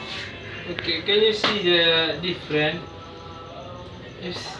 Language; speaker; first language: English; non-native, learner; Indonesian